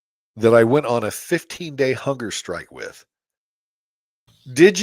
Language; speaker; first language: English; native; English